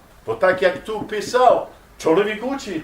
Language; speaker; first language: Ukrainian; non-native, learner; English